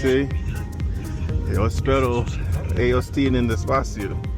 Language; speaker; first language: Spanish; non-native, learner; English